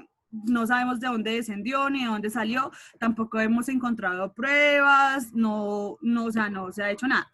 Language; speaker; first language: Spanish; native; Spanish